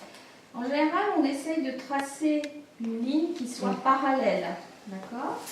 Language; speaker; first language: French; native; French